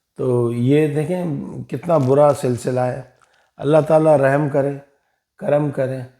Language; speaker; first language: Urdu; native; Urdu